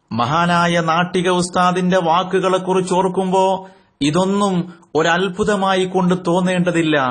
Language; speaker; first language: Malayalam; native; Malayalam